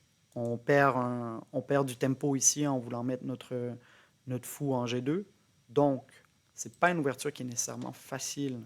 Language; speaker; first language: French; native; French